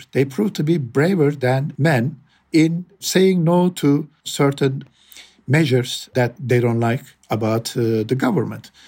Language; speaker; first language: English; non-native, fluent; Turkish